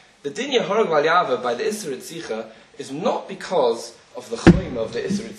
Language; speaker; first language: English; native; English